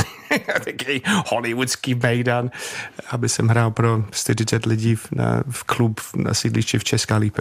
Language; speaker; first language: Czech; non-native, fluent; English